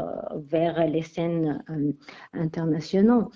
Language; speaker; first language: French; non-native, fluent; Armenian